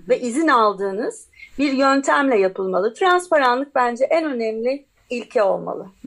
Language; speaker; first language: Turkish; native; Turkish